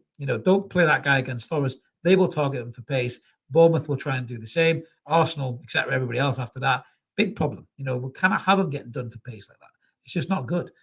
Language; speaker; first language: English; native; English